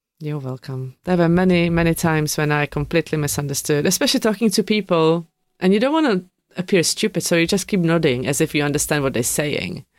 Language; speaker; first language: English; non-native, fluent; Czech